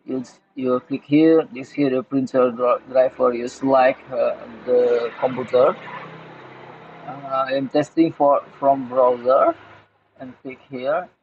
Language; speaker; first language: English; non-native, learner; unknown